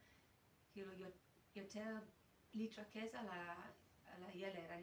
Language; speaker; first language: Hebrew; non-native, fluent; English